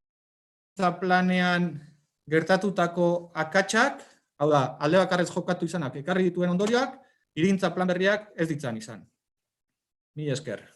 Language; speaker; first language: Basque; native; Basque